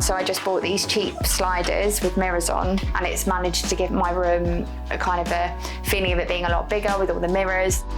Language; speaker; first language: English; native; English